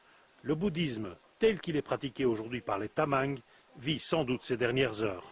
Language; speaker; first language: French; native; French